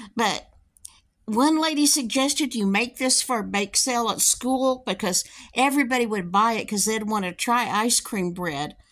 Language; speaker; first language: English; native; English